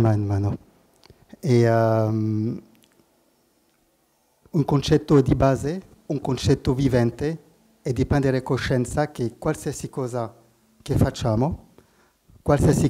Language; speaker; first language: Italian; non-native, fluent; French